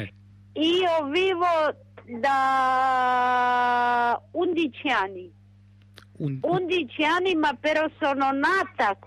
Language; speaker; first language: Italian; non-native, local second language; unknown